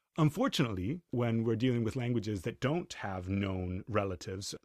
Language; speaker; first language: English; non-native, fluent; Spanish